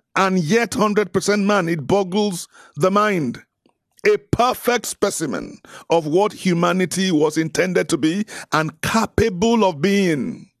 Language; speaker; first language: English; non-native, local second language; Yoruba